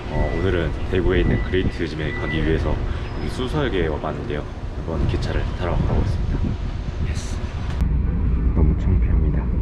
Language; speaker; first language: Korean; native; Korean